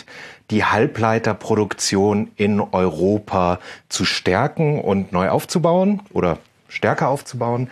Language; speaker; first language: German; native; German